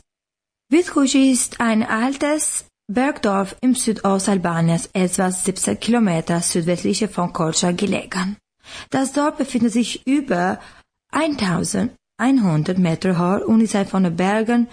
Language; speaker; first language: German; non-native, learner; Albanian